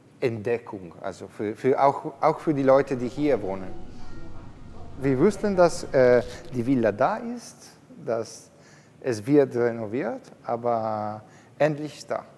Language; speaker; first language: German; non-native, fluent; Italian